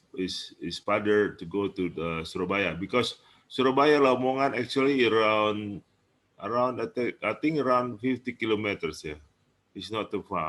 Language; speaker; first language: English; non-native, learner; Indonesian